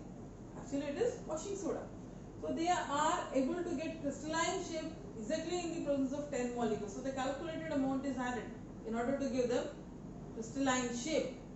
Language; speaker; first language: English; non-native, local second language; Hindi